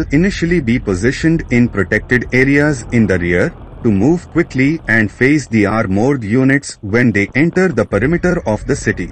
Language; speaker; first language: English; non-native, fluent; Portuguese